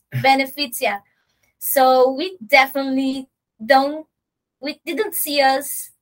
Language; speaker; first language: English; non-native, learner; Portuguese